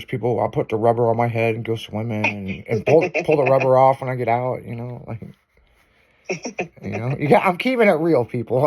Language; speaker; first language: English; native; English